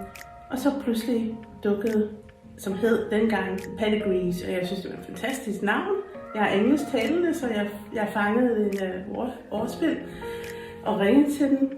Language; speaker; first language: Danish; non-native, fluent; English